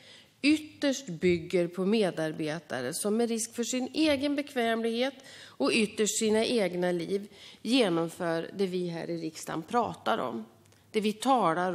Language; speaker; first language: Swedish; native; Swedish